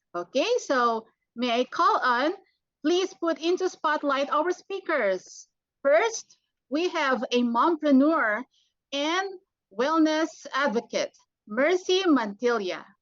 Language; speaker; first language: English; non-native, local second language; Filipino